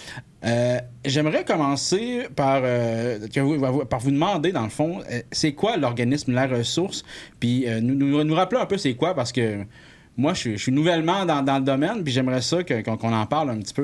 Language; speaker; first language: French; native; French